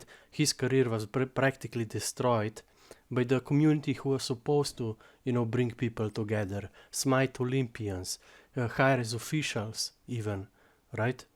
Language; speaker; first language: English; non-native, fluent; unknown